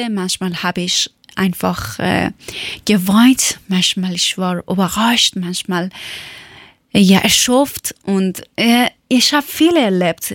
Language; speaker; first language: German; non-native, learner; Persian